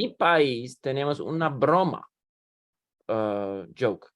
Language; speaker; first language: Spanish; non-native, learner; English